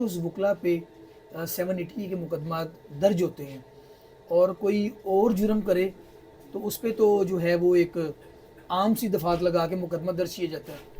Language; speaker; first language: Urdu; native; Urdu